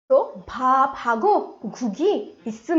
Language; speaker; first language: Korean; non-native, fluent; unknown